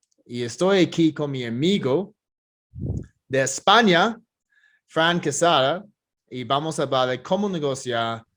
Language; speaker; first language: Spanish; non-native, fluent; English